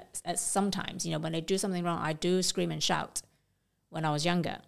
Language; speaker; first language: English; non-native, local second language; Cantonese